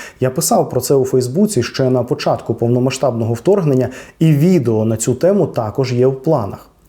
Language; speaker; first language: Ukrainian; non-native, local second language; Russian